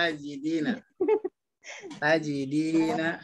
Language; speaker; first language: Arabic; non-native, fluent; Indonesian